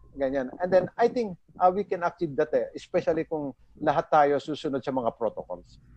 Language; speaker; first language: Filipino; native; Filipino